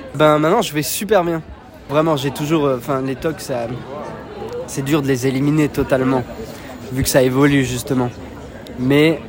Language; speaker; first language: French; native; French